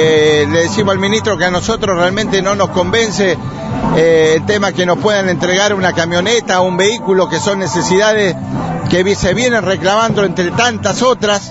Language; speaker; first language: Spanish; native; Spanish